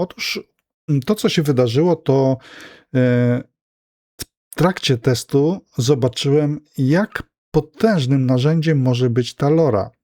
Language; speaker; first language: Polish; native; Polish